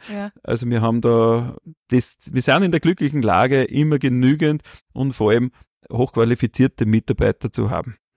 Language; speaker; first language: German; native; German